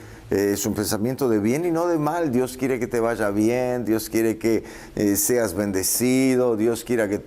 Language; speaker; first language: Spanish; native; Spanish